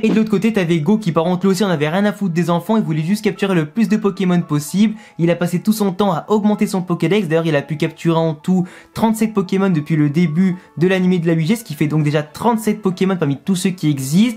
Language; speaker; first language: French; native; French